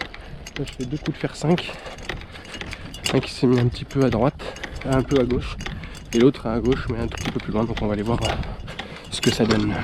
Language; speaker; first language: French; native; French